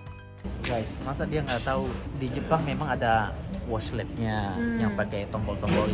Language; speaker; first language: Indonesian; native; Indonesian